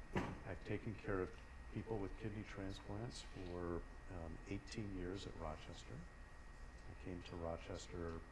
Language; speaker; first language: English; native; English